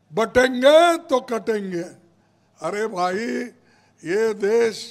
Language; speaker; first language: Hindi; non-native, local second language; Kannada